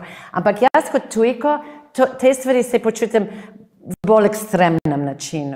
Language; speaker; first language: Slovenian; non-native, fluent; English